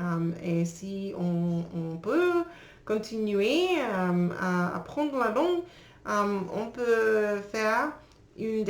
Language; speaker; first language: French; non-native, learner; English